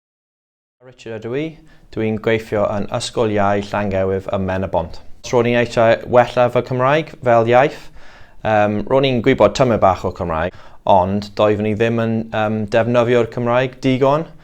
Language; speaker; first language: Welsh; non-native, local second language; English